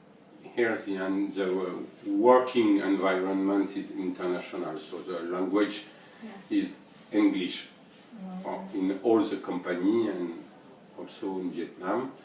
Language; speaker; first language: English; non-native, learner; French